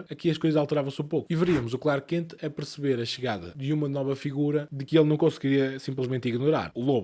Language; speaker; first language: Portuguese; native; Portuguese